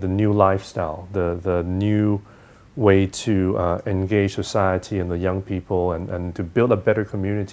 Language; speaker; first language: English; non-native, local second language; Cantonese